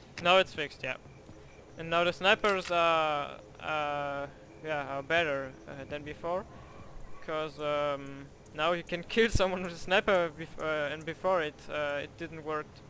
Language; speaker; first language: English; non-native, learner; German